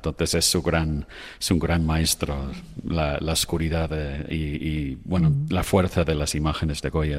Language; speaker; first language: Spanish; non-native, fluent; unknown